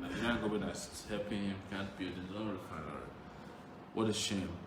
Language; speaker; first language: English; non-native, local second language; Yoruba